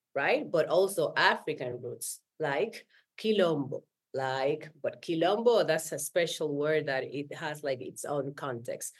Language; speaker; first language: English; non-native, fluent; Spanish